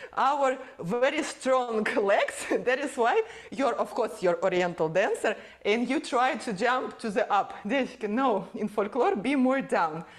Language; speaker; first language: English; non-native, learner; Russian